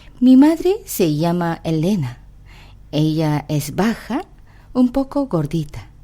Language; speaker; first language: Spanish; non-native, fluent; Korean